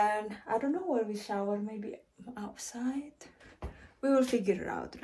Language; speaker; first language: English; non-native, fluent; Indonesian